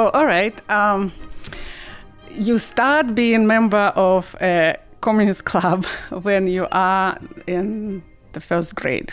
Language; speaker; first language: English; non-native, fluent; Russian